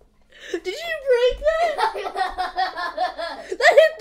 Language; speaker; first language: English; native; English